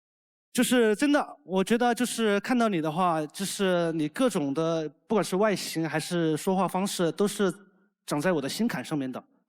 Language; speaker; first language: Chinese; native; Chinese